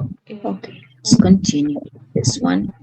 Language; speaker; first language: English; non-native, fluent; Spanish